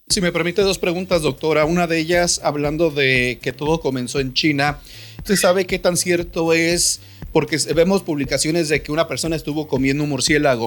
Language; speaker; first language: Spanish; native; Spanish